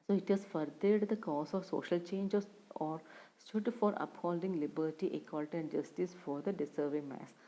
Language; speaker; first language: English; non-native, local second language; Malayalam